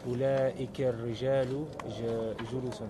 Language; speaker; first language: Arabic; non-native, learner; French